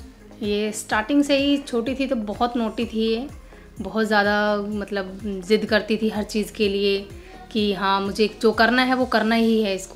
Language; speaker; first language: Hindi; native; Hindi